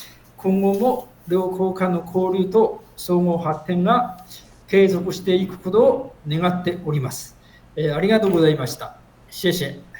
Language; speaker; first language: Japanese; non-native, fluent; Chinese